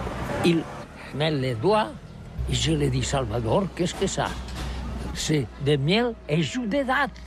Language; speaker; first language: French; non-native, learner; Catalan